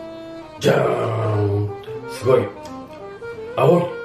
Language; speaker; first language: Japanese; native; Japanese